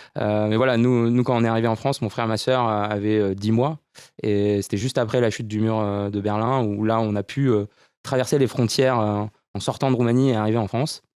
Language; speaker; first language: French; early bilingual, other home language; Romanian